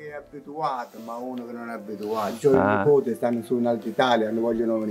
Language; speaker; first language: Italian; native; Italian